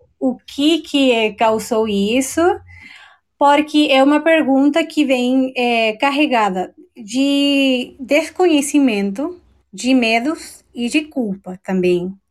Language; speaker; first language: Portuguese; non-native, fluent; Spanish